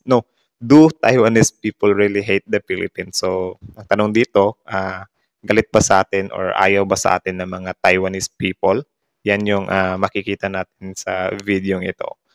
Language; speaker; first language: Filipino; native; Filipino